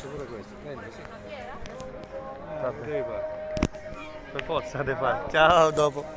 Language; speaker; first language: Italian; non-native, learner; Punjabi